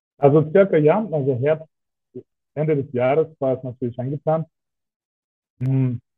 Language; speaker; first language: German; non-native, fluent; Russian